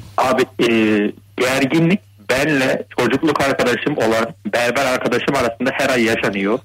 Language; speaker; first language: Turkish; early bilingual, heritage; Turkish